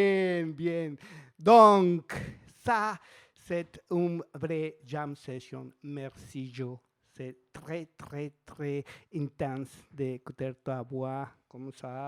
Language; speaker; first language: French; non-native, fluent; Spanish